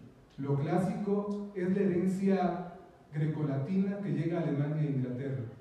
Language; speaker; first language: Spanish; native; Spanish